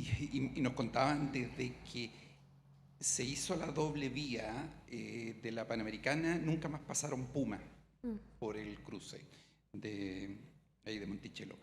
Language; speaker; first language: Spanish; native; Spanish